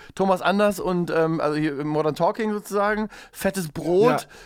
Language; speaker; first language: German; native; German